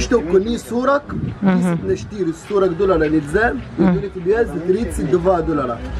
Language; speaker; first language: Russian; non-native, learner; Arabic